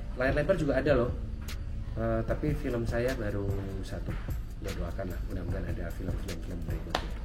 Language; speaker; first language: Indonesian; native; Indonesian